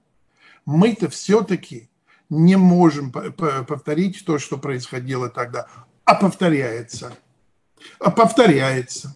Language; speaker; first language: Russian; non-native, fluent; English